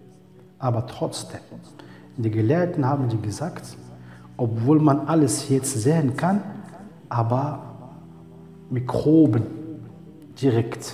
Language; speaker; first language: German; non-native, learner; Arabic